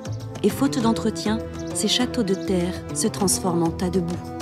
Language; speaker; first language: French; native; French